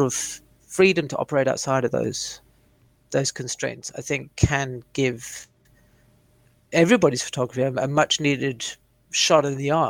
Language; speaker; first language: English; native; English